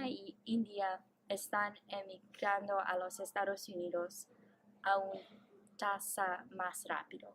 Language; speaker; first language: Spanish; non-native, learner; English